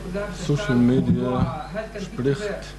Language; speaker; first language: German; non-native, fluent; Arabic